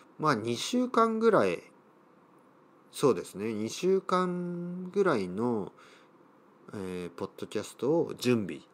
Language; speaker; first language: Japanese; native; Japanese